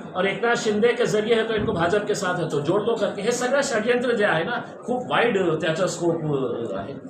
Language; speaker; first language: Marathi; non-native, local second language; Urdu